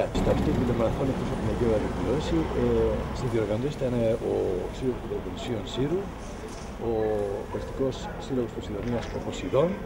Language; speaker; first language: Greek; native; Greek